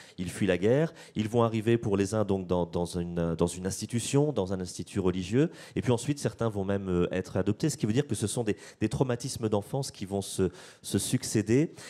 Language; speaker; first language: French; native; French